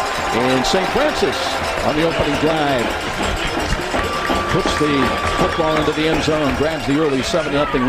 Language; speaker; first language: English; native; English